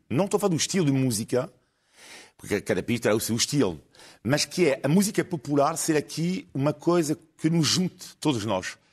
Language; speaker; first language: Portuguese; non-native, fluent; French